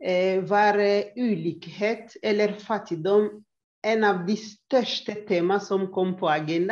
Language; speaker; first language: Swedish; non-native, fluent; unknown